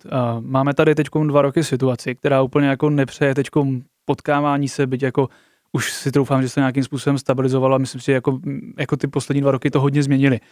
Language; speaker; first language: Czech; native; Czech